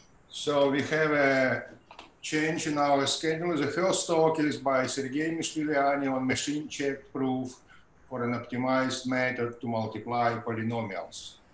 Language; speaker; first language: English; non-native, fluent; Russian